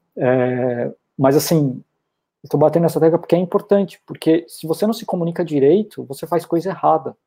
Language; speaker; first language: Portuguese; native; Portuguese